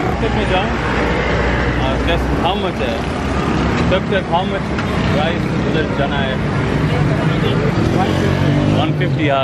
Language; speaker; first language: Hindi; early bilingual, heritage; English